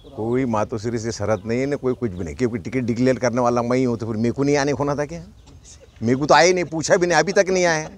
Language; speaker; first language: Hindi; non-native, local second language; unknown